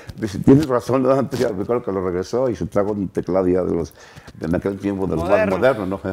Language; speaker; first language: Spanish; native; Spanish